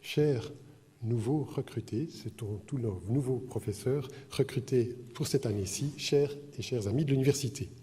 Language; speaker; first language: French; native; French